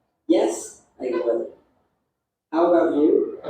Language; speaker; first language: English; non-native, learner; Indonesian